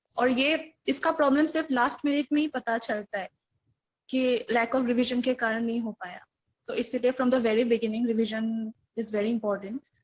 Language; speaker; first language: Hindi; non-native, local second language; Assamese